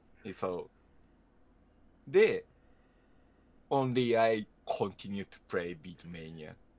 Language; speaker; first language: English; non-native, learner; Japanese